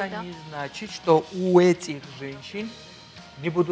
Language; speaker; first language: Russian; non-native, fluent; Georgian